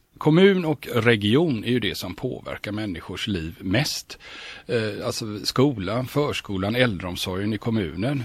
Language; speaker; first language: Swedish; native; Swedish